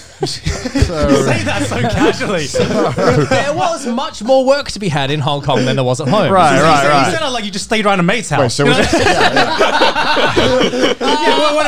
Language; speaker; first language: English; native; English